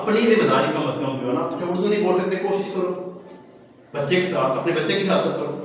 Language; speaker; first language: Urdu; non-native, local second language; Pahari-Potwari